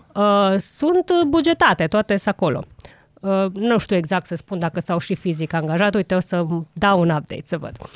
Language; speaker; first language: Romanian; native; Romanian